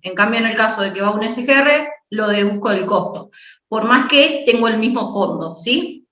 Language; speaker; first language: Spanish; native; Spanish